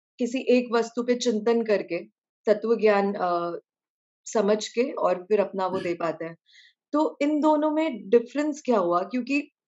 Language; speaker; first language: Hindi; native; Hindi